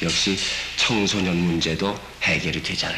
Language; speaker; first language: Korean; native; Korean